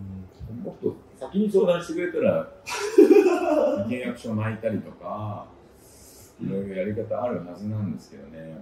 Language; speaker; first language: Japanese; native; Japanese